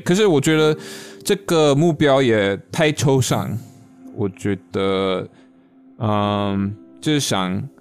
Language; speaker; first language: Chinese; non-native, fluent; English